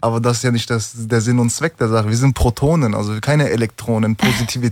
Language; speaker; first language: German; early bilingual, other home language; Turkish